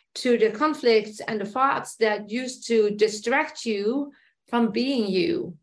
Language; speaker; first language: English; non-native, fluent; Dutch